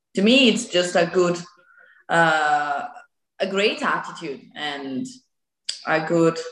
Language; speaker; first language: English; non-native, fluent; Italian